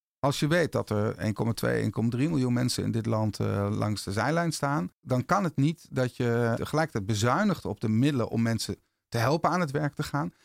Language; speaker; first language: Dutch; native; Dutch